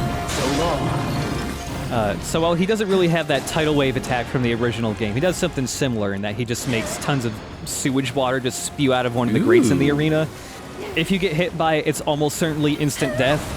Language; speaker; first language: English; native; English